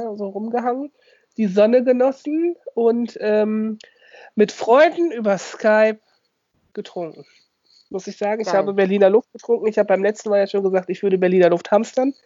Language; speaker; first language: German; native; German